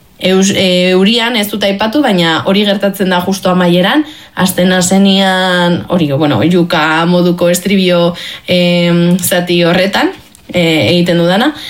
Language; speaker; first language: Basque; non-native, local second language; Spanish